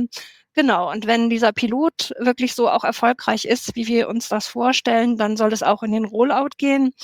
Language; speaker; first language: German; native; German